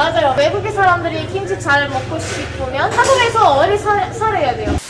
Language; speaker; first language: Korean; non-native, learner; Italian